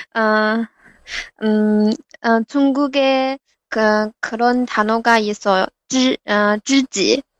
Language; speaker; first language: Korean; non-native, learner; Chinese